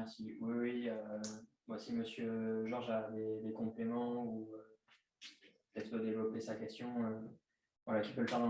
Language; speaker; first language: French; native; French